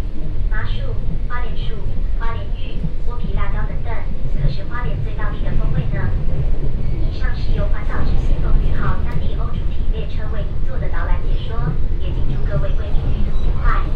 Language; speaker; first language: Chinese; native; Chinese